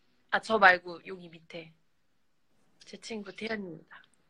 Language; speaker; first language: Korean; early bilingual, other home language; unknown